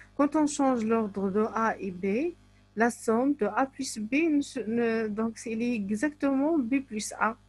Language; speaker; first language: French; non-native, local second language; Arabic